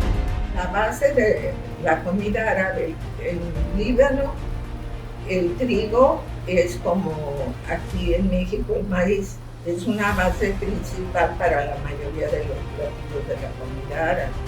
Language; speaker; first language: Spanish; non-native, fluent; Arabic